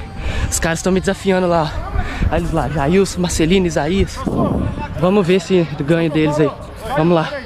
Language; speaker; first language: Portuguese; native; Portuguese